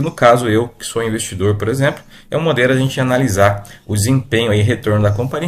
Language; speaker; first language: Portuguese; native; Portuguese